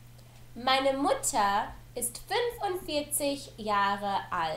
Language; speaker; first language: German; non-native, learner; English